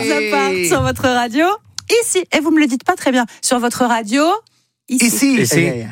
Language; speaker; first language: French; native; French